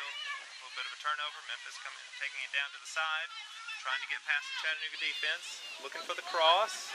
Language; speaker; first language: English; native; English